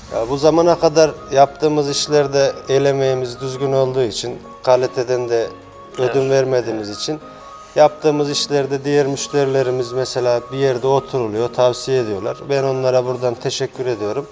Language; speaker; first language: Turkish; native; Turkish